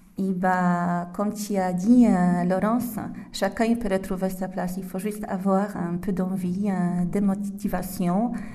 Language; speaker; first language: French; non-native, fluent; Polish